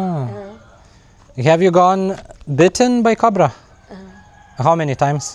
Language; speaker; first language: English; non-native, learner; Lithuanian